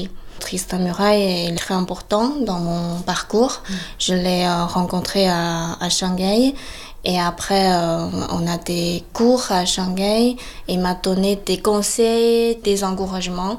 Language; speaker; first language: French; non-native, fluent; Chinese